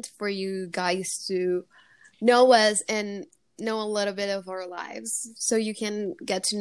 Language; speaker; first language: English; non-native, fluent; Spanish